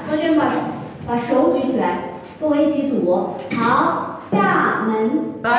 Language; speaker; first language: Chinese; non-native, fluent; Uyghur